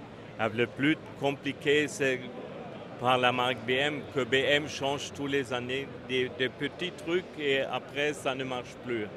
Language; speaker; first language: French; non-native, fluent; German